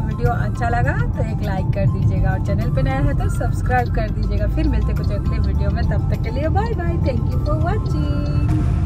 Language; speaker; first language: Hindi; non-native, local second language; Bangla